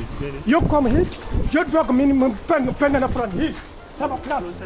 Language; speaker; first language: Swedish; non-native, learner; Ganda